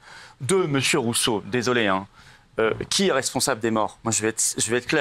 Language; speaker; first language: French; native; French